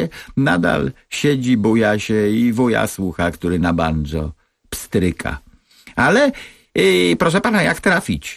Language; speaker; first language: Polish; native; Polish